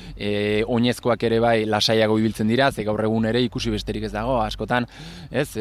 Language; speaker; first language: Basque; native; Basque